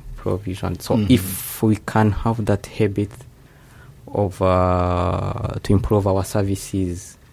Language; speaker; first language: English; non-native, local second language; Kinyarwanda